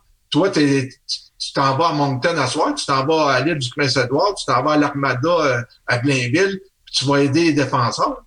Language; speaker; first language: French; native; French